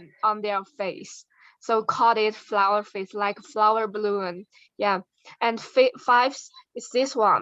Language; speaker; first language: English; non-native, learner; Chinese